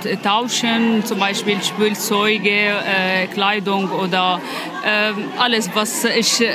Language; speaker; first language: German; non-native, learner; Arabic